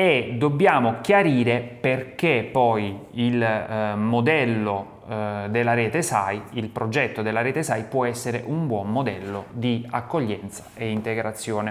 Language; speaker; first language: Italian; native; Italian